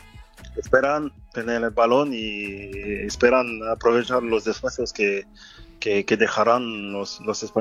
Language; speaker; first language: Spanish; non-native, fluent; French